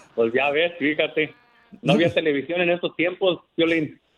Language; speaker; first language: Spanish; early bilingual, heritage; Spanish